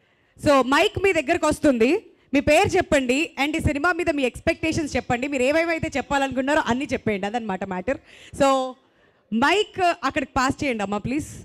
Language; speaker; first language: Telugu; native; Telugu